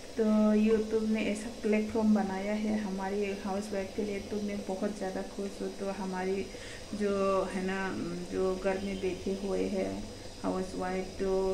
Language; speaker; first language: Hindi; non-native, local second language; Kok Borok